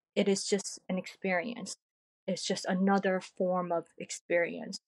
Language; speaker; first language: English; early bilingual, other home language; Korean